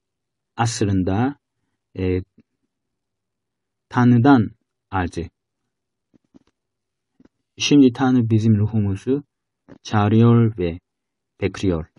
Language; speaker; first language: Turkish; non-native, fluent; Korean